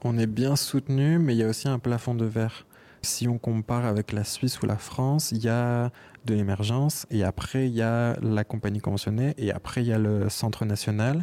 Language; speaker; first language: French; native; French